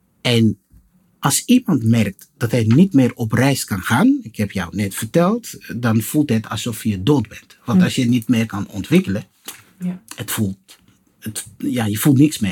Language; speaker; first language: Dutch; non-native, fluent; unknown